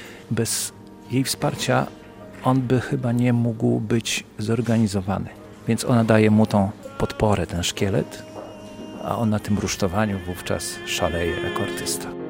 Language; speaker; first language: Polish; native; Polish